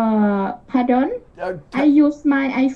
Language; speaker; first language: English; non-native, learner; Thai